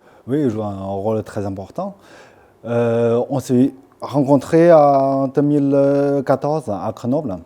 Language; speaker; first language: French; non-native, fluent; Chinese